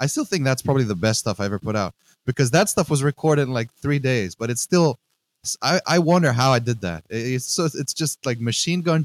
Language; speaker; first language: English; non-native, fluent; Greek